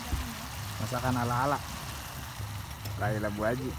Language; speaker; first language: Indonesian; native; Indonesian